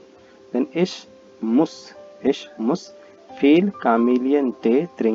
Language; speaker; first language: German; non-native, fluent; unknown